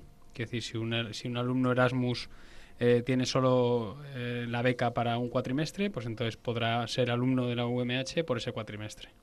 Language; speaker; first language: Spanish; native; Spanish